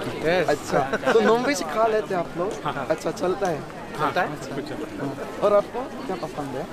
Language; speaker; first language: Hindi; non-native, fluent; Japanese